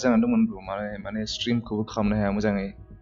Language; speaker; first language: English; non-native, learner; Bodo